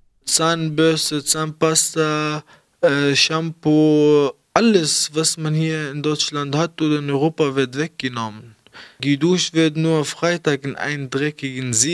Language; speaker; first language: German; early bilingual, other home language; Arabic